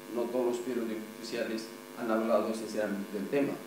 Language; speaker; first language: Spanish; non-native, fluent; Arabic